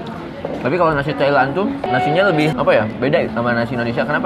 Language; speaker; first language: Indonesian; native; Indonesian